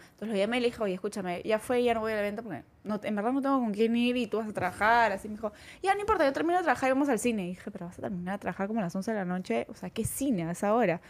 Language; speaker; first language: Spanish; native; Spanish